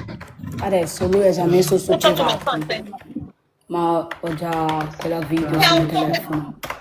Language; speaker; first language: Italian; non-native, learner; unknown